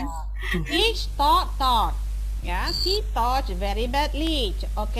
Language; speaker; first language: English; non-native, fluent; Indonesian